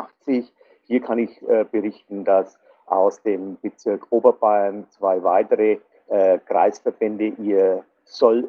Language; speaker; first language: German; native; German